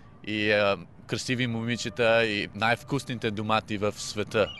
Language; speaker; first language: Bulgarian; early bilingual, heritage; English